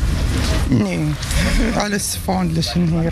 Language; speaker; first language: German; non-native, learner; Arabic